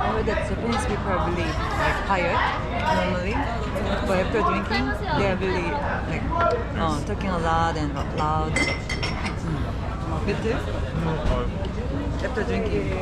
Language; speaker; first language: English; non-native, learner; Korean